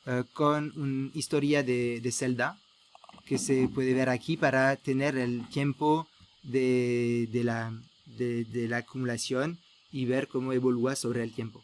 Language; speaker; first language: Spanish; non-native, fluent; French